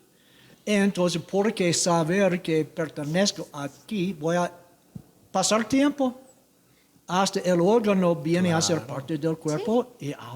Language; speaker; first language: Spanish; non-native, learner; English